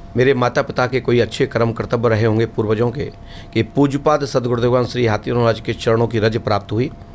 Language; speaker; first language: Hindi; native; Hindi